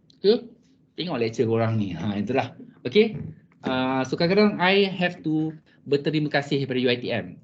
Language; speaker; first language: Malay; native; Malay